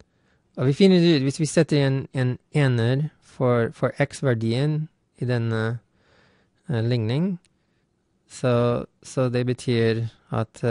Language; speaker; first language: Norwegian; non-native, fluent; English